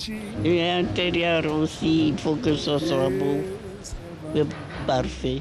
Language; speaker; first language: French; non-native, local second language; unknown